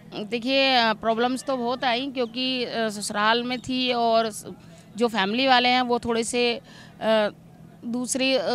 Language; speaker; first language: Hindi; native; Hindi